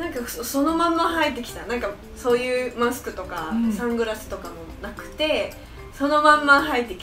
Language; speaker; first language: Japanese; non-native, fluent; Chinese